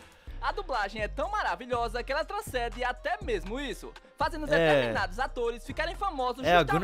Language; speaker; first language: Portuguese; native; Portuguese